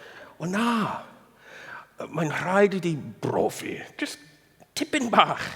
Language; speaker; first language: Welsh; non-native, fluent; English